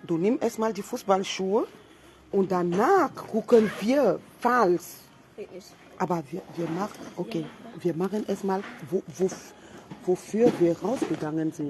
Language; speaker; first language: German; non-native, fluent; French